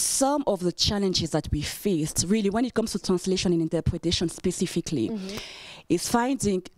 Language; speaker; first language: English; non-native, fluent; French